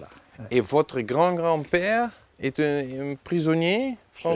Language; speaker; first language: French; non-native, fluent; Dutch